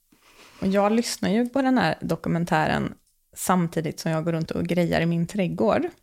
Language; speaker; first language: Swedish; native; Swedish